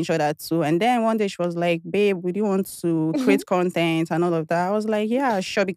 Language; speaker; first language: English; non-native, local second language; Igbo